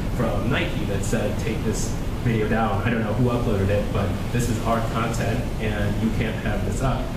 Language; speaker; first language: English; native; English